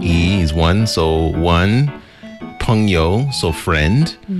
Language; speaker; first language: English; native; English